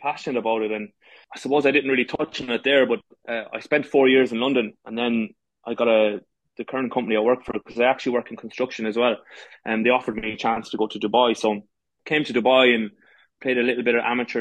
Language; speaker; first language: English; native; English